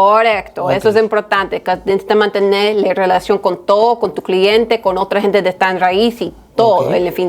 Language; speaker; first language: Spanish; early bilingual, heritage; Spanish